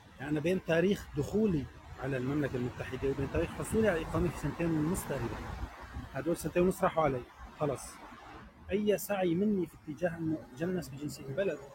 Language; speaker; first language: Arabic; native; Arabic